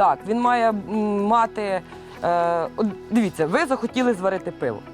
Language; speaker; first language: Ukrainian; native; Ukrainian